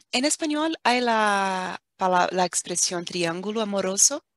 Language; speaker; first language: Spanish; non-native, fluent; Portuguese